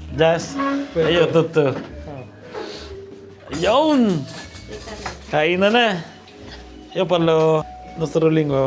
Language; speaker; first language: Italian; non-native, learner; Filipino